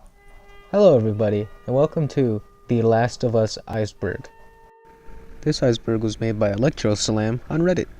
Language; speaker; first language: English; native; English